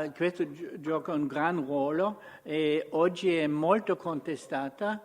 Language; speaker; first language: Italian; non-native, fluent; German